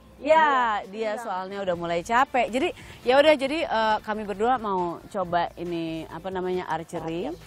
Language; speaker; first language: Indonesian; native; Indonesian